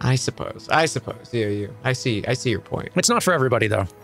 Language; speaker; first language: English; native; English